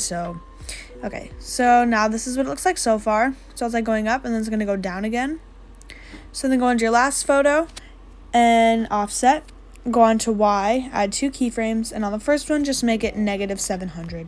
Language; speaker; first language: English; native; English